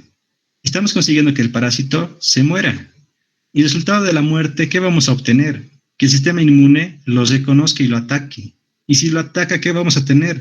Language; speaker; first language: Spanish; native; Spanish